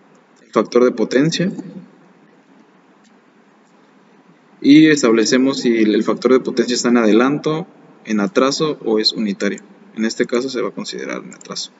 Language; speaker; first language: Spanish; native; Spanish